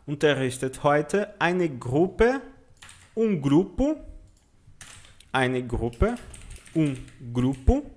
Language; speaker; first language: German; non-native, fluent; Portuguese